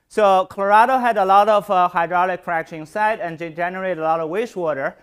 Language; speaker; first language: English; non-native, fluent; Chinese